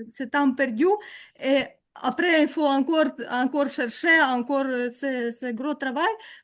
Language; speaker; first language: French; non-native, learner; Ukrainian